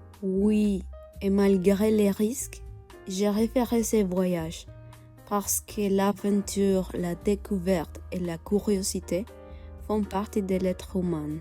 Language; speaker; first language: French; non-native, learner; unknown